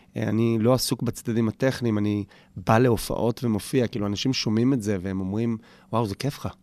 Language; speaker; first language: Hebrew; native; Hebrew